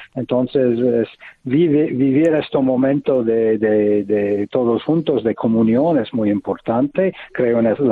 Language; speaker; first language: Spanish; non-native, fluent; English